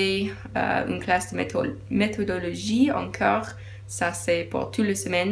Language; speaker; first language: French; non-native, learner; English